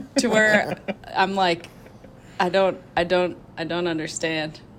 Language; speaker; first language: English; native; English